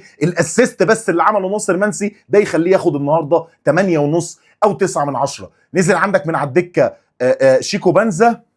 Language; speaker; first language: Arabic; native; Arabic